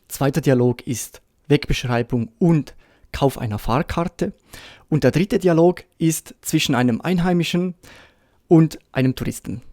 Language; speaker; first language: German; native; German